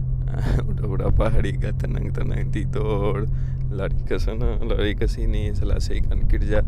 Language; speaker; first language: Indonesian; non-native, fluent; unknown